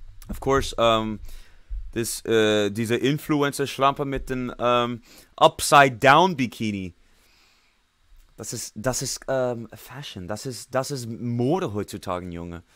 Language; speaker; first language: German; non-native, learner; English